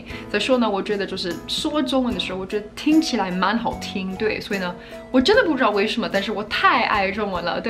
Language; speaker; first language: Chinese; non-native, fluent; English